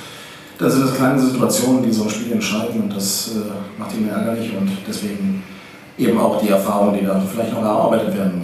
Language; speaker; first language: German; native; German